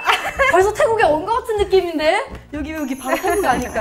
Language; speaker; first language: Korean; non-native, fluent; Thai